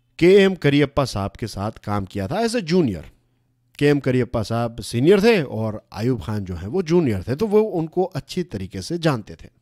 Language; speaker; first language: Hindi; non-native, local second language; Gujarati